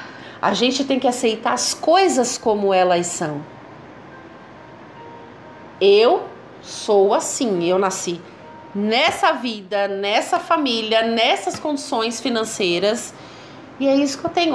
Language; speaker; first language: Portuguese; native; Portuguese